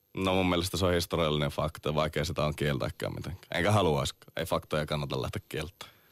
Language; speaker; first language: Finnish; native; Finnish